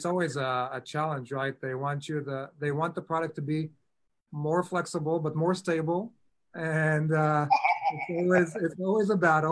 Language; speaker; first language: English; non-native, fluent; Hebrew